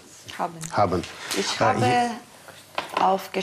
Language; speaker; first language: German; non-native, learner; Russian